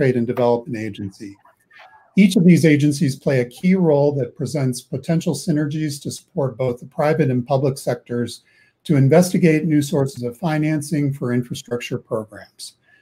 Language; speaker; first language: English; native; English